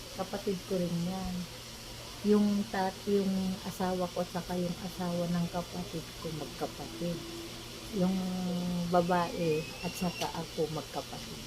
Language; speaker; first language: Filipino; native; Filipino